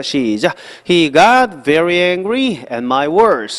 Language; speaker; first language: English; non-native, fluent; Korean